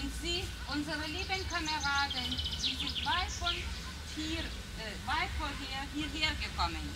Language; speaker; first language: German; non-native, fluent; Lithuanian